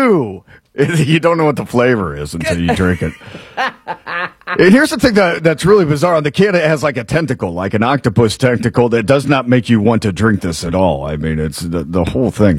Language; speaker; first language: English; native; English